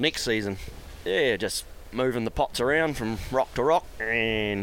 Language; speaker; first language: English; native; English